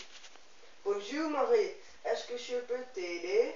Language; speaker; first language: French; non-native, learner; Dutch